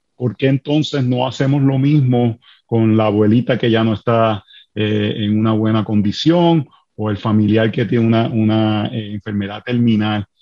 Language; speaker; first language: Spanish; native; Spanish